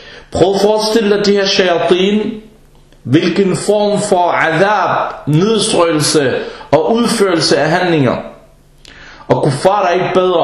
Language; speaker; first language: Danish; early bilingual, other home language; Arabic